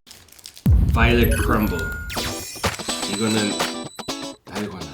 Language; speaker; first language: Korean; non-native, fluent; English